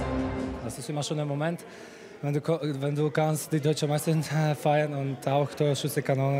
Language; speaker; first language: German; non-native, fluent; Polish